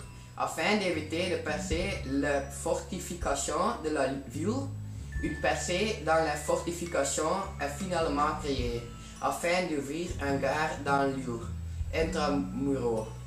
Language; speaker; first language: French; non-native, learner; Dutch